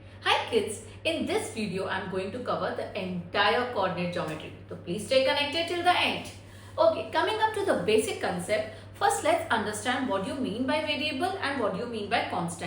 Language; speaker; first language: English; non-native, local second language; Hindi